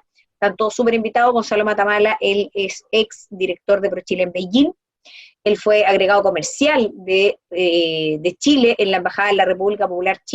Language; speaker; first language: Spanish; native; Spanish